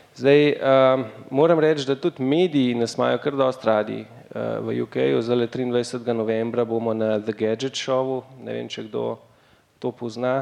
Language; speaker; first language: Slovenian; native; Slovenian